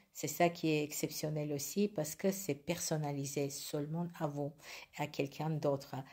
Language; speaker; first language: French; non-native, learner; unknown